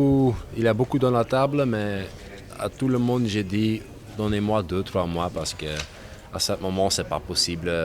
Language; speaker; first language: French; non-native, learner; Dutch